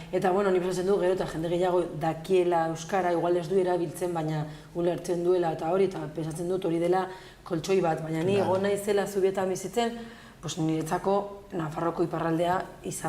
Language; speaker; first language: Basque; non-native, local second language; Spanish